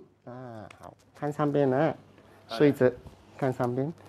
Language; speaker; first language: Chinese; non-native, local second language; Cantonese